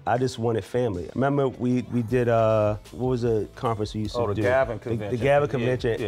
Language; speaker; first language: English; native; English